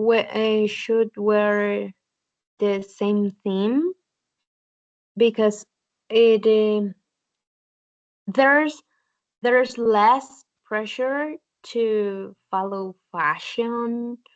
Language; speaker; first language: English; non-native, learner; Spanish